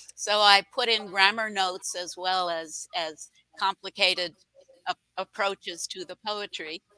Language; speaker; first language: English; native; English